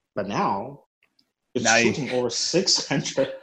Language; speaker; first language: English; non-native, fluent; Chinese